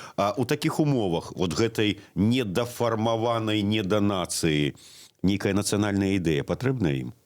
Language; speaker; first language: Belarusian; native; Belarusian